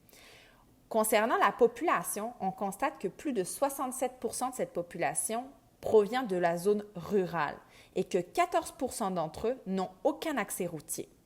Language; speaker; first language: French; native; French